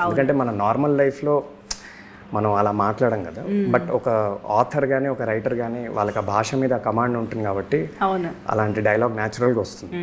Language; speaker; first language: Telugu; native; Telugu